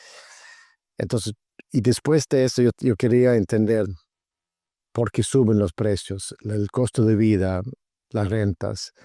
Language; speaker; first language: Spanish; non-native, fluent; Swedish